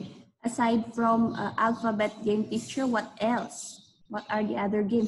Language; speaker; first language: English; non-native, fluent; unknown